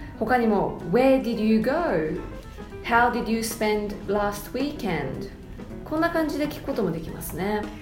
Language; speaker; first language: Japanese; early bilingual, heritage; Japanese